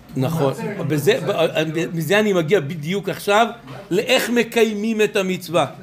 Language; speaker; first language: Hebrew; native; Hebrew